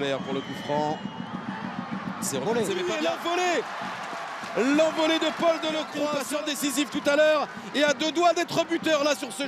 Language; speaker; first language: French; native; French